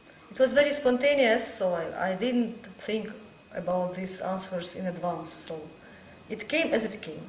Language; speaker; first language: English; non-native, fluent; Russian